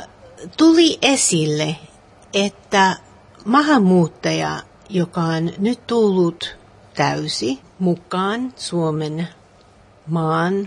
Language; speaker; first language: Finnish; non-native, learner; English